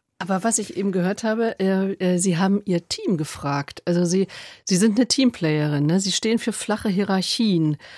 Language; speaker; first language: German; native; German